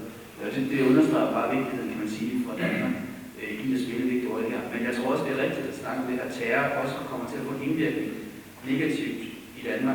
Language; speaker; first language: Danish; native; Danish